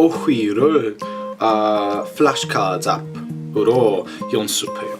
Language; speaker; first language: Korean; non-native, learner; English